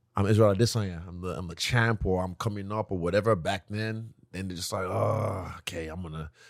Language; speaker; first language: English; non-native, local second language; Yoruba